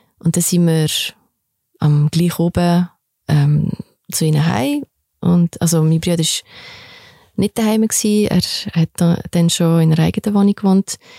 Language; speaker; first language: German; early bilingual, other home language; Albanian